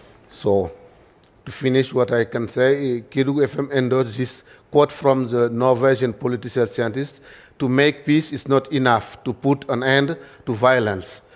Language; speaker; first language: English; non-native, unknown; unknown